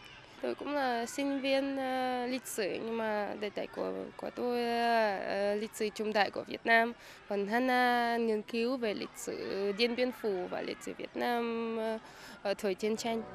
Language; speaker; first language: Vietnamese; non-native, fluent; Russian